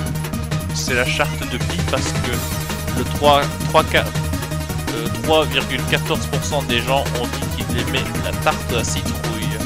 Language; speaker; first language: French; native; French